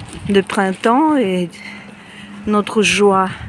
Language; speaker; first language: French; non-native, fluent; Russian